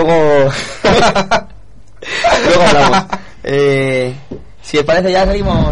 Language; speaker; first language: Spanish; native; Spanish